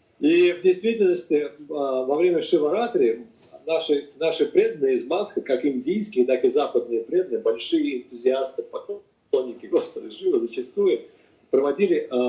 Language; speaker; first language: Russian; native; Russian